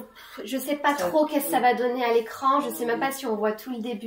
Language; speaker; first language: French; native; French